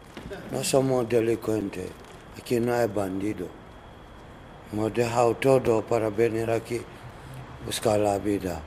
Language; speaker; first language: Spanish; non-native, learner; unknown